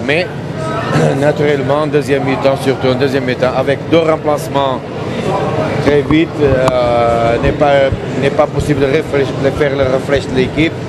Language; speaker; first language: French; non-native, learner; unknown